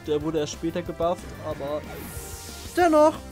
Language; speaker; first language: German; native; German